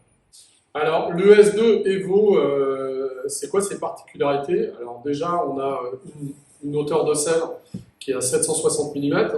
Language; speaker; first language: French; native; French